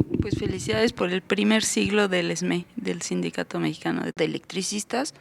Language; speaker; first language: Spanish; native; Spanish